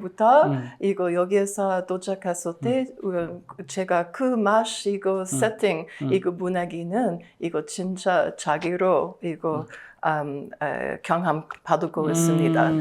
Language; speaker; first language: Korean; non-native, learner; English